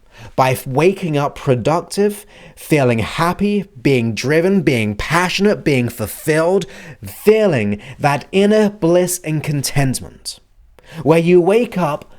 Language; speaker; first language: English; native; English